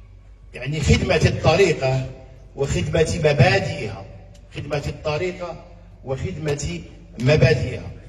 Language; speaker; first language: Arabic; native; Arabic